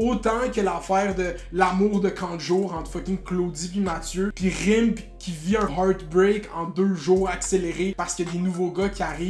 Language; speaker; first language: French; native; French